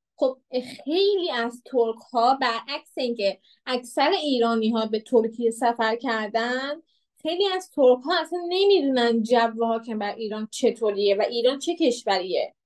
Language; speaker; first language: Persian; native; Persian